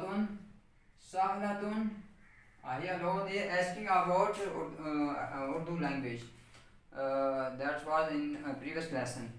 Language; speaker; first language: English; non-native, local second language; Urdu